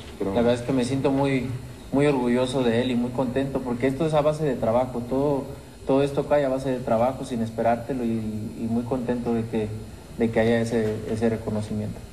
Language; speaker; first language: Spanish; native; Spanish